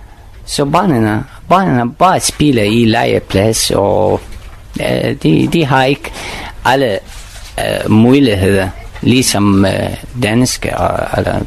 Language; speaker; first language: Danish; non-native, learner; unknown